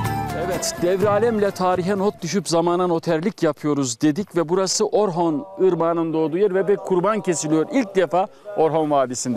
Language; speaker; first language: Turkish; native; Turkish